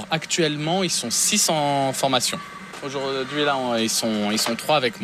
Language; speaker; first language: French; native; French